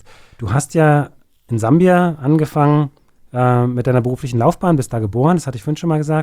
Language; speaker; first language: German; native; German